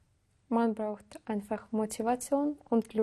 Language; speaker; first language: German; non-native, learner; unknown